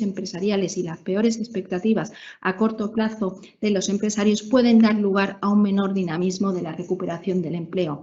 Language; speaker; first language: Spanish; native; Spanish